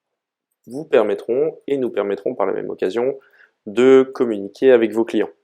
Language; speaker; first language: French; native; French